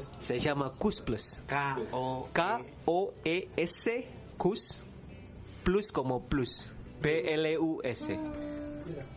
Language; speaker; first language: Spanish; non-native, learner; Indonesian